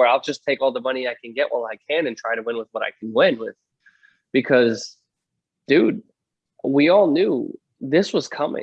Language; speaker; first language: English; native; English